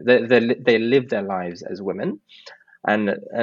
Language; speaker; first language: English; non-native, local second language; Filipino